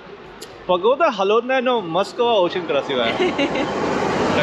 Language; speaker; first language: Russian; non-native, learner; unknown